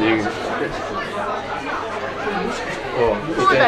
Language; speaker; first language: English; non-native, learner; Japanese